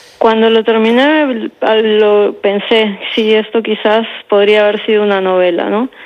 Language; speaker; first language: Spanish; native; Spanish